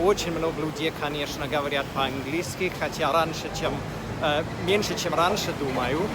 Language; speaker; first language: Russian; non-native, fluent; English